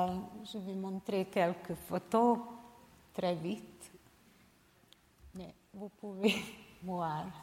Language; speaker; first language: French; non-native, learner; Serbian